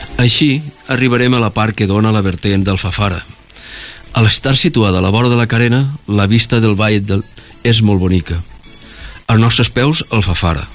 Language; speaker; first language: Catalan; native; Catalan